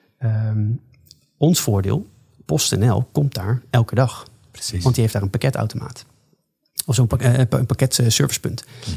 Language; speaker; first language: Dutch; native; Dutch